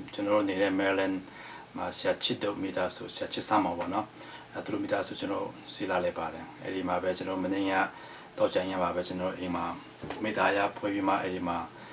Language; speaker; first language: Burmese; non-native, local second language; Hakha Chin